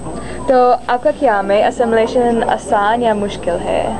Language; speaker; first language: Hindi; non-native, learner; English